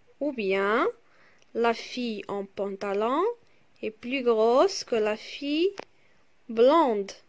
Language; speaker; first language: French; non-native, local second language; Arabic